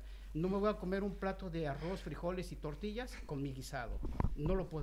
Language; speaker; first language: Spanish; native; Spanish